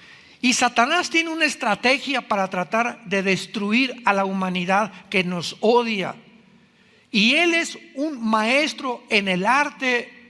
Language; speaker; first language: Spanish; native; Spanish